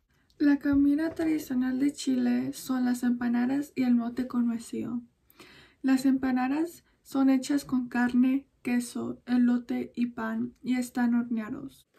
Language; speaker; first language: Spanish; early bilingual, heritage; Spanish